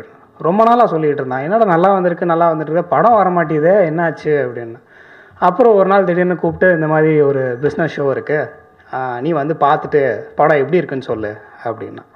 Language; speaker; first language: Tamil; native; Tamil